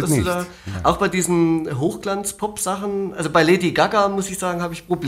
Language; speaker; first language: German; native; German